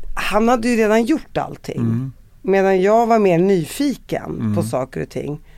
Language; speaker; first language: Swedish; early bilingual, other home language; Arabic